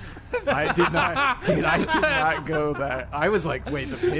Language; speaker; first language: English; native; English